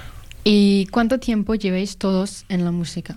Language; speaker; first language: Spanish; non-native, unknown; French